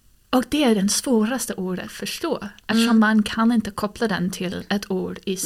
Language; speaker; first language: Swedish; non-native, fluent; English